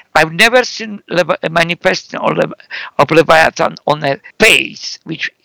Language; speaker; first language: English; non-native, fluent; Polish